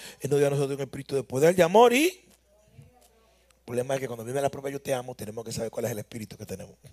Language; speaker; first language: Spanish; native; Spanish